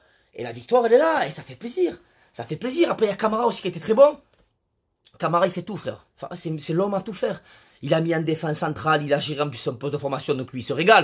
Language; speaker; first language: French; native; French